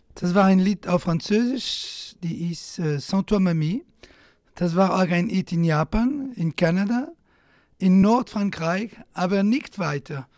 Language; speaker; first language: German; non-native, fluent; Italian